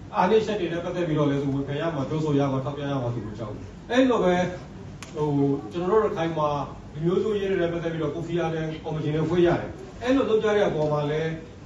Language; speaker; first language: Burmese; non-native, local second language; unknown